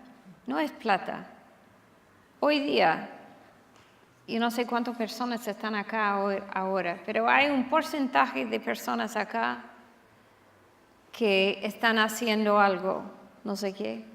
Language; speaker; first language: Spanish; non-native, fluent; English